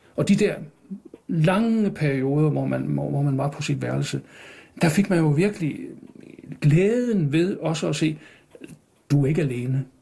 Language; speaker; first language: Danish; native; Danish